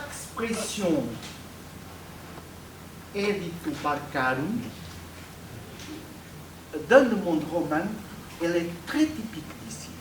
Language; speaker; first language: French; non-native, fluent; Portuguese